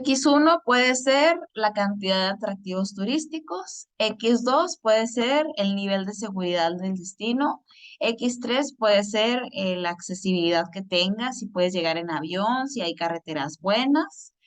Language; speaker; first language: Spanish; native; Spanish